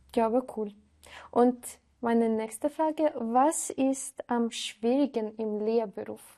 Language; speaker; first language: German; non-native, learner; Russian